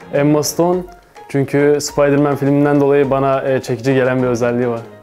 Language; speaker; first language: Turkish; native; Turkish